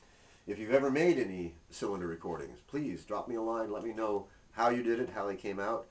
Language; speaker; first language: English; native; English